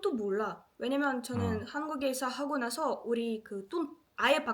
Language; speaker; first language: Korean; non-native, fluent; Russian